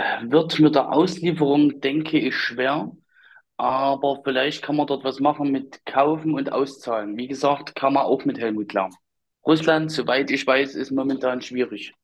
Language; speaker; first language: German; native; German